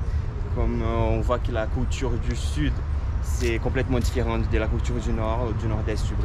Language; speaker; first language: French; non-native, fluent; Portuguese